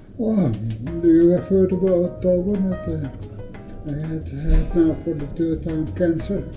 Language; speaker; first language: English; non-native, learner; Dutch